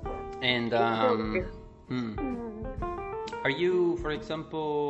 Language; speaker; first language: English; non-native, fluent; Spanish